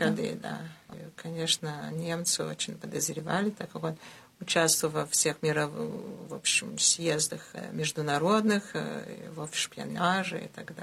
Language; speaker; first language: Russian; early bilingual, heritage; Russian